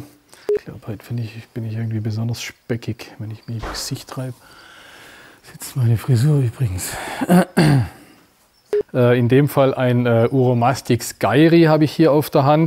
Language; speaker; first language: German; native; German